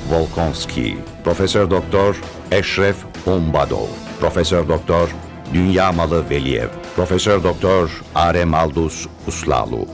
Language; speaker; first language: Turkish; native; Turkish